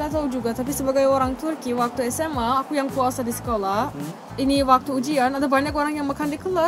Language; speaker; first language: Indonesian; non-native, fluent; Turkish